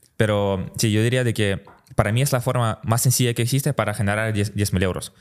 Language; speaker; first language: Spanish; early bilingual, other home language; Russian